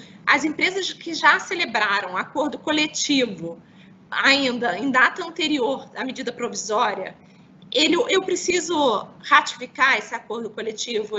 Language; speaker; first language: Portuguese; native; Portuguese